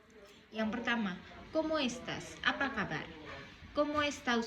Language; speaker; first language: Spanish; non-native, fluent; Indonesian